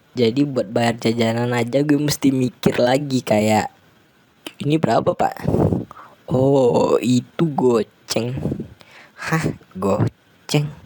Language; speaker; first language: Indonesian; non-native, local second language; Minangkabau